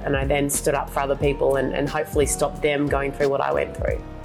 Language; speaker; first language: English; early bilingual, other home language; Indonesian